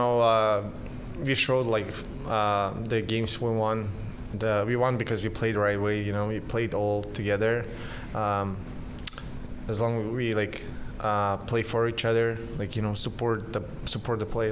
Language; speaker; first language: English; non-native, fluent; Russian